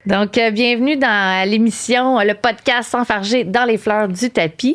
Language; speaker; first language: French; native; French